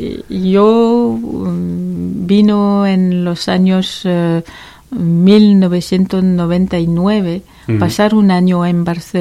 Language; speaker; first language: Spanish; non-native, learner; French